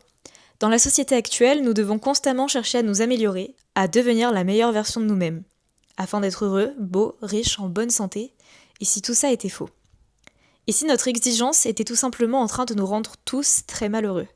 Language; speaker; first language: French; native; French